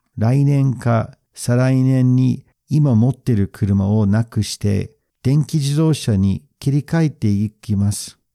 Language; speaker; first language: Japanese; non-native, fluent; English